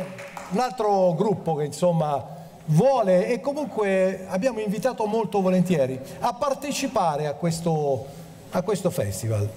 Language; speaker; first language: Italian; native; Italian